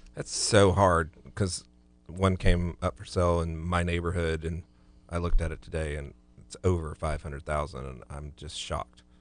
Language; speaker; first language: English; native; English